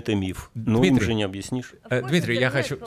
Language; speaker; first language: Russian; native; Russian